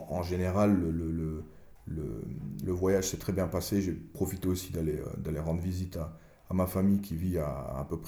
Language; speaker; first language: French; early bilingual, other home language; Albanian